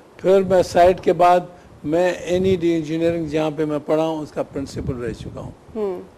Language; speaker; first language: Urdu; non-native, local second language; Sindhi